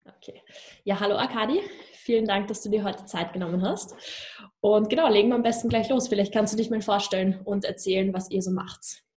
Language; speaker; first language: German; native; German